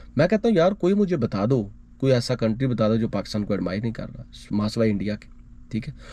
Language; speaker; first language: Urdu; non-native, local second language; Punjabi